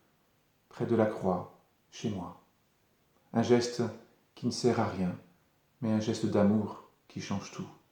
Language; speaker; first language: French; native; French